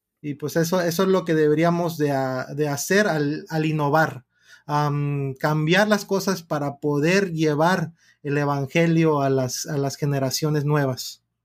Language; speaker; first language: Spanish; early bilingual, heritage; Spanish